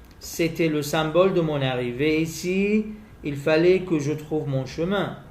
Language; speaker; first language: French; non-native, fluent; Arabic